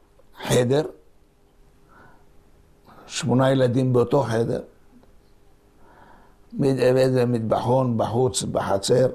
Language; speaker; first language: Hebrew; non-native, local second language; Ladino